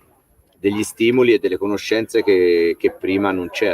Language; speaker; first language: Italian; native; Italian